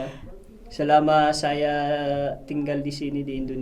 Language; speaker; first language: Indonesian; non-native, fluent; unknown